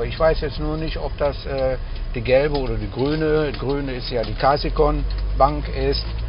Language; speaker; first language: German; native; German